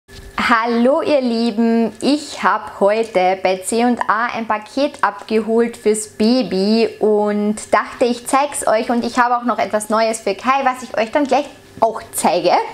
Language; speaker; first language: German; native; German